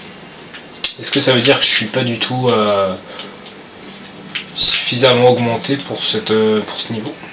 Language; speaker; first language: French; native; French